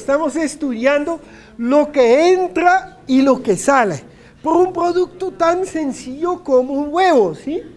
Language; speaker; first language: Spanish; non-native, fluent; Dutch